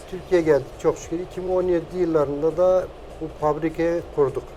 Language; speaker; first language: Turkish; non-native, fluent; Persian